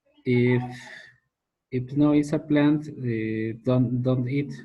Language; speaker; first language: English; non-native, learner; Spanish